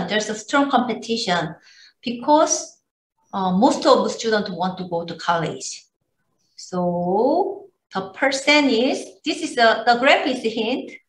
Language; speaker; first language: English; non-native, learner; Korean